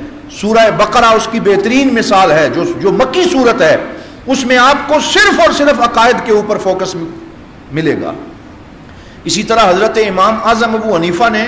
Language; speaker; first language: Urdu; native; Urdu